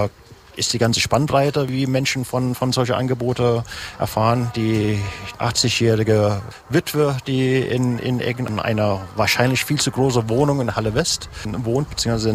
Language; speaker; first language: German; native; German